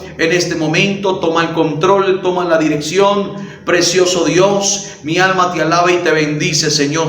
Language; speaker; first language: Spanish; native; Spanish